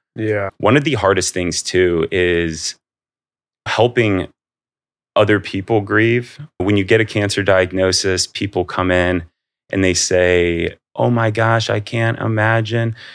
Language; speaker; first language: English; native; English